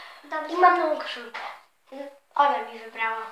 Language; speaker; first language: Polish; early bilingual, heritage; Polish